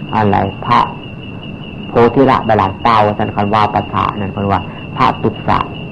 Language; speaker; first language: Thai; native; Thai